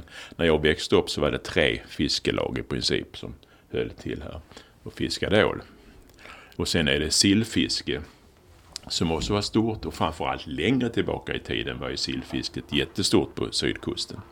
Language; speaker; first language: Swedish; native; Swedish